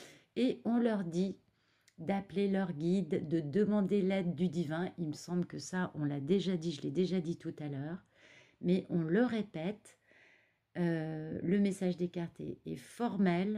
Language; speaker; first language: French; native; French